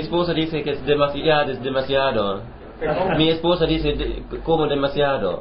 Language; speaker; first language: Spanish; non-native, learner; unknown